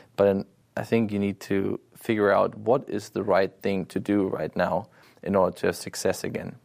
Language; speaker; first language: English; non-native, fluent; German